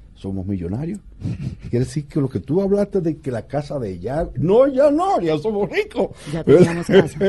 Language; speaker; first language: Spanish; native; Spanish